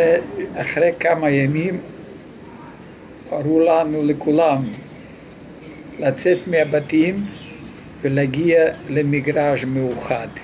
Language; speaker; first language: Hebrew; non-native, fluent; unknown